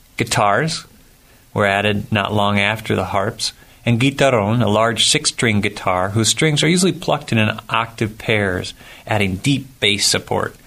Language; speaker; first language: English; native; English